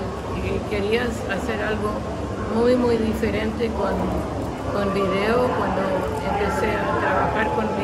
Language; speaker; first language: Spanish; non-native, local second language; English